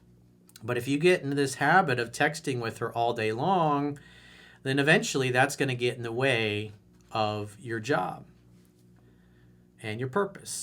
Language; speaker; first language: English; native; English